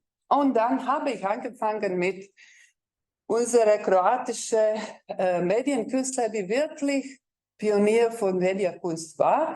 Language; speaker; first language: German; non-native, fluent; Croatian